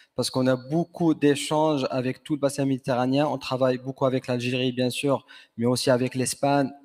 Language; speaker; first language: French; non-native, local second language; Arabic